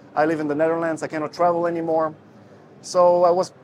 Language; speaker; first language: English; non-native, fluent; Russian